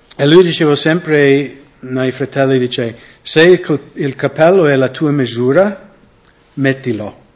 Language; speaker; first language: Italian; non-native, fluent; English